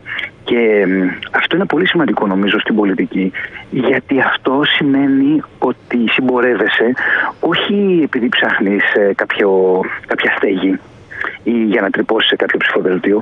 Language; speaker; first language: Greek; native; Greek